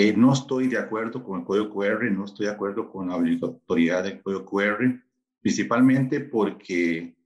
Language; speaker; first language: Spanish; native; Spanish